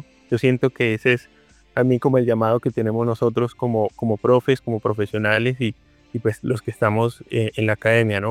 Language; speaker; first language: Spanish; native; Spanish